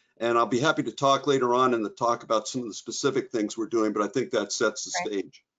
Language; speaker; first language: English; native; English